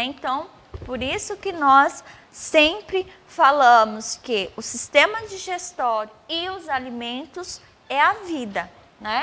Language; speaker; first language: Portuguese; native; Portuguese